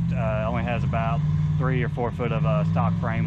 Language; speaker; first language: English; native; English